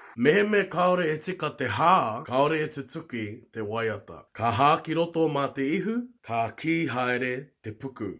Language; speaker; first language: Māori; native; Māori